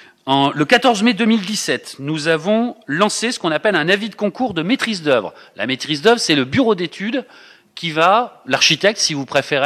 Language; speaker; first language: French; native; French